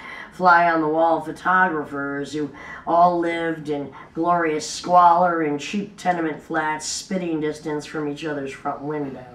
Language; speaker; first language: English; native; English